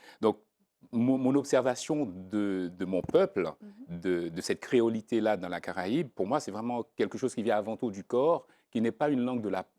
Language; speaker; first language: French; non-native, local second language; Haitian Creole